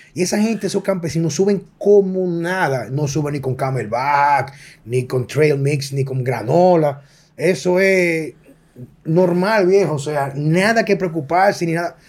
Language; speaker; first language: Spanish; native; Spanish